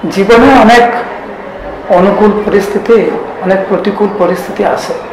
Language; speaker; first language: Bangla; native; Bangla